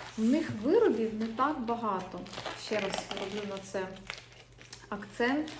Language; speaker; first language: Ukrainian; non-native, local second language; Russian